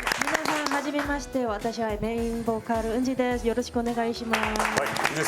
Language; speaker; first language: Japanese; non-native, learner; Korean